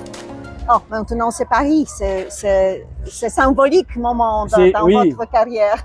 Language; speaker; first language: French; non-native, learner; Polish